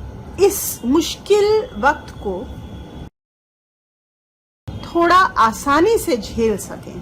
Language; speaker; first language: Hindi; native; Hindi